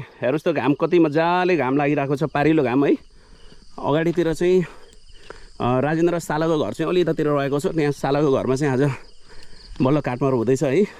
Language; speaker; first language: Nepali; non-native, local second language; Magahi